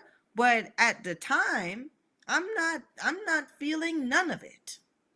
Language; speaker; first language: English; native; English